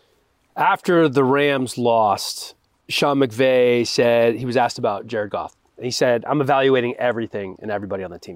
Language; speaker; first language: English; native; English